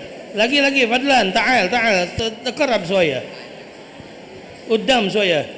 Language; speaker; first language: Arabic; non-native, fluent; Indonesian